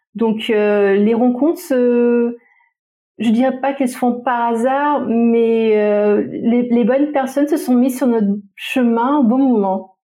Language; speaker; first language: French; native; French